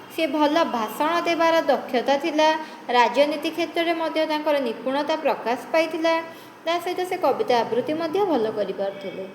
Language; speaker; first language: Odia; native; Odia